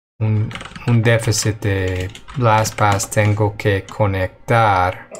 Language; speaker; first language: Spanish; non-native, fluent; English